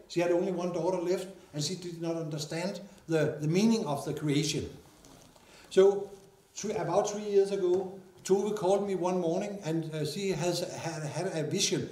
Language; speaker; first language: English; non-native, fluent; Danish